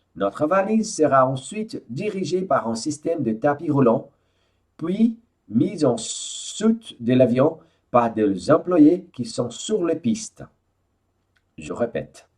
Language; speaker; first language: French; non-native, fluent; Portuguese